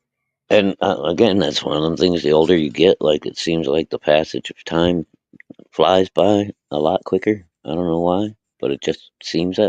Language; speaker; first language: English; native; English